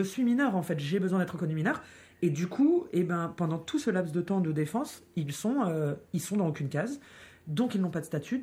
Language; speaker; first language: French; native; French